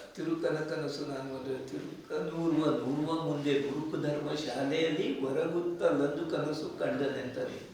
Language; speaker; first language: Kannada; non-native, local second language; Konkani